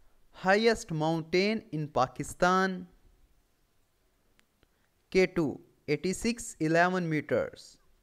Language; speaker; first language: English; non-native, local second language; Urdu